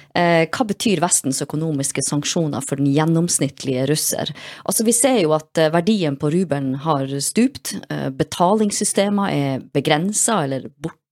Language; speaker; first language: Norwegian; native; Norwegian